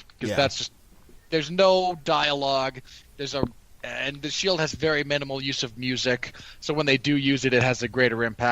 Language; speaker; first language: English; native; English